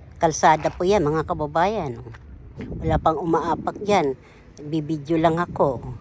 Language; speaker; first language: Filipino; native; Filipino